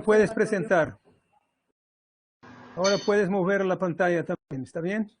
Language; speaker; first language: Spanish; non-native, fluent; Portuguese